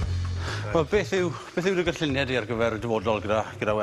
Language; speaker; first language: Welsh; native; Welsh